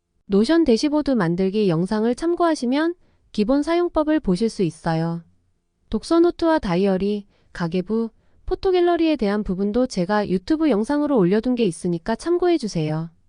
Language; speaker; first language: Korean; native; Korean